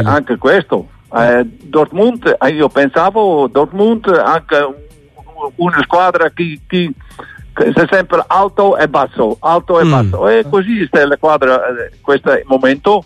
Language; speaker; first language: Italian; non-native, learner; Dutch